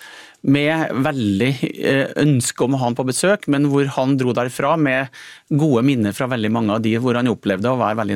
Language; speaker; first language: Norwegian; native; Norwegian